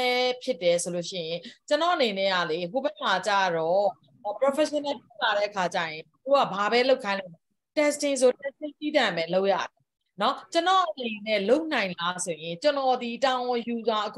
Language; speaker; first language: Burmese; native; Burmese